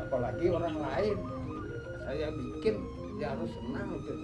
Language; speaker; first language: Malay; non-native, local second language; Balinese